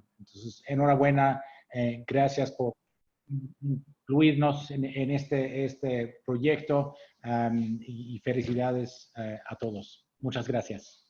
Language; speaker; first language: Spanish; non-native, fluent; English